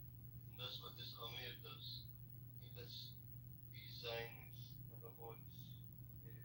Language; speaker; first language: English; native; English